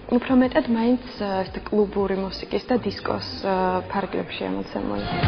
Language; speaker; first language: Georgian; native; Georgian